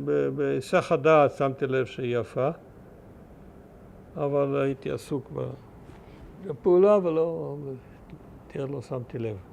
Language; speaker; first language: Hebrew; early bilingual, other home language; German